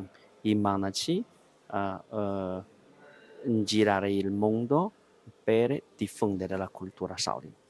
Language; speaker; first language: Italian; non-native, learner; Chinese